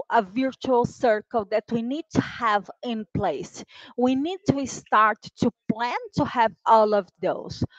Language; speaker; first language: English; non-native, fluent; Portuguese